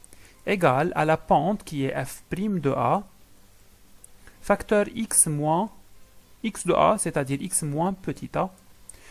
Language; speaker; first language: French; non-native, local second language; Arabic